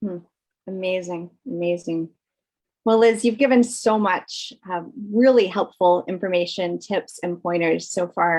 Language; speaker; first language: English; native; English